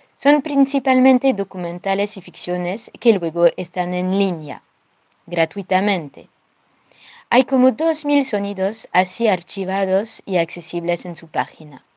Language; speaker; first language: Spanish; non-native, fluent; French